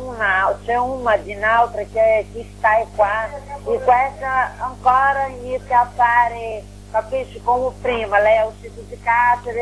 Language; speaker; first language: Italian; non-native, learner; Portuguese